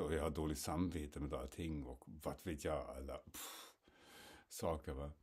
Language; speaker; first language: Swedish; non-native, fluent; German